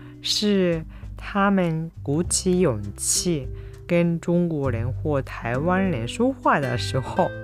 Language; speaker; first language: Chinese; non-native, fluent; Japanese